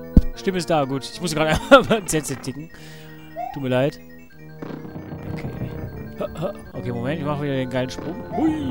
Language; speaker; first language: German; native; German